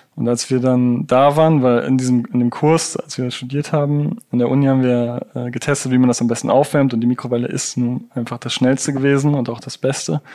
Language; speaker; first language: German; native; German